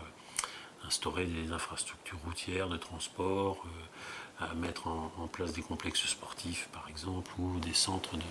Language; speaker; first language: French; native; French